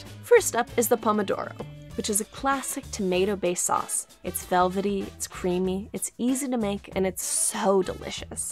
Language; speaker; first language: English; native; English